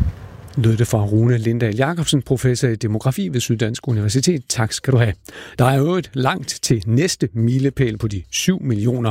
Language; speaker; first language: Danish; native; Danish